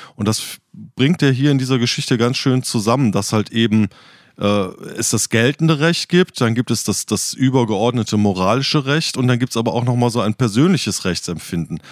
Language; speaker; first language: German; native; German